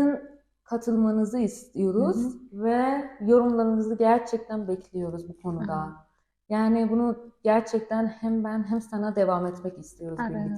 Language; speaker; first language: Turkish; non-native, learner; Persian